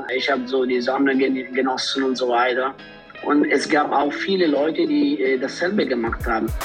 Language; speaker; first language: German; non-native, fluent; Italian